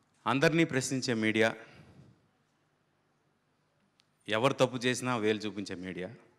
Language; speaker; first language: Telugu; native; Telugu